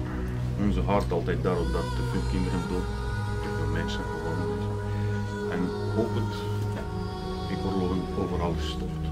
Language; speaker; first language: Dutch; non-native, learner; Russian